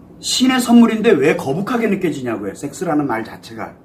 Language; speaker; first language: Korean; native; Korean